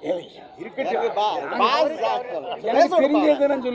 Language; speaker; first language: Tamil; native; Tamil